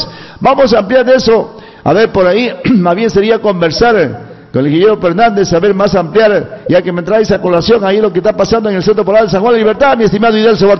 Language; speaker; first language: Spanish; native; Spanish